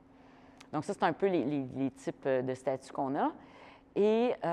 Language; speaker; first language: French; native; French